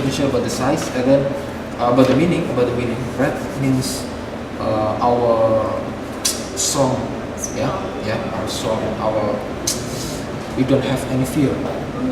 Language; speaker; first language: English; non-native, fluent; Indonesian